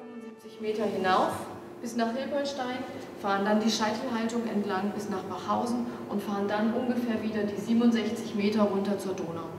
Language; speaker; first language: German; native; German